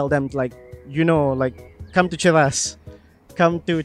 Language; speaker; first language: English; non-native, local second language; Malay